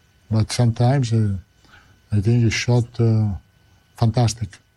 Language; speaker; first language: English; non-native, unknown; Italian